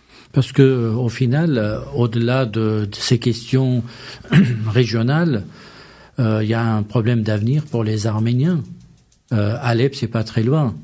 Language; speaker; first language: French; native; French